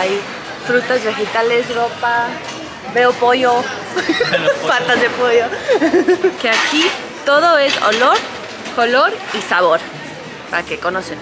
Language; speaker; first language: Spanish; non-native, fluent; English